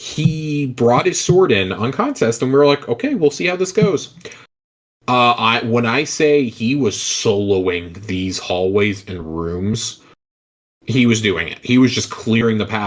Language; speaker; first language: English; native; English